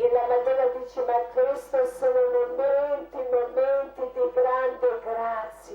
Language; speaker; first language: Italian; non-native, learner; Croatian